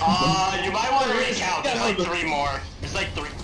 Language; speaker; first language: English; native; English